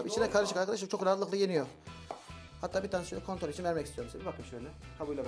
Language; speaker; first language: Turkish; native; Turkish